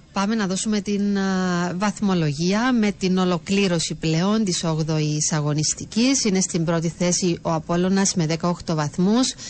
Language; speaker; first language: Greek; native; Greek